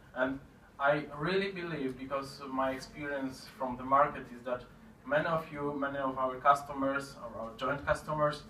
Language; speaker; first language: English; non-native, fluent; Polish